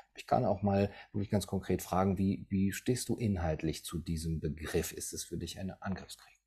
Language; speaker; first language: German; native; German